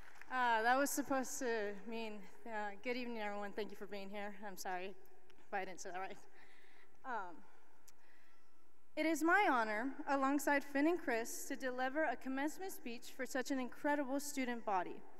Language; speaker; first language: English; early bilingual, other home language; Spanish